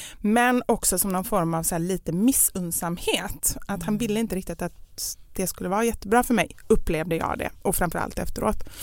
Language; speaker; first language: Swedish; native; Swedish